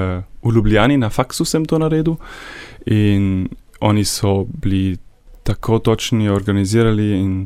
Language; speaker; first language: Slovenian; non-native, learner; German